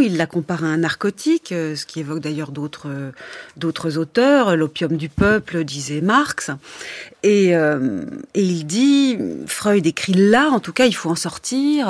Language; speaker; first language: French; native; French